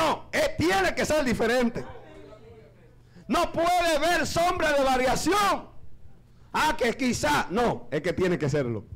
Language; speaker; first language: Spanish; native; Spanish